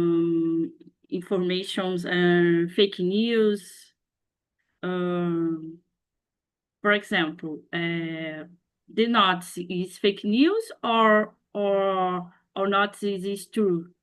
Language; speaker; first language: English; non-native, learner; Portuguese